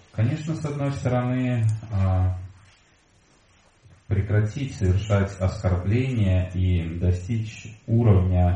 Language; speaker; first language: Russian; native; Russian